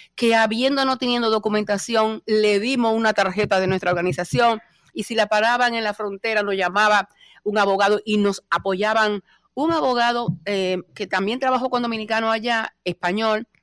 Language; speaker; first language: Spanish; native; Spanish